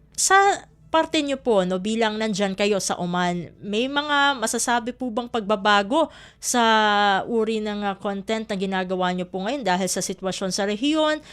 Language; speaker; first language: Filipino; native; Filipino